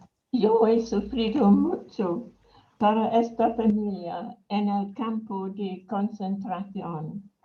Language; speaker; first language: Spanish; non-native, fluent; English